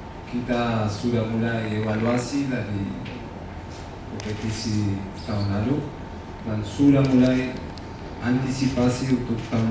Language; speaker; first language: Indonesian; non-native, learner; Spanish